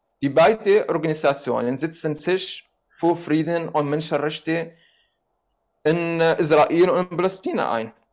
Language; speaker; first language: German; non-native, fluent; Arabic